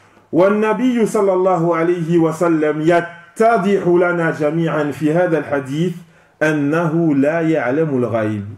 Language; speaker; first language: Arabic; non-native, fluent; French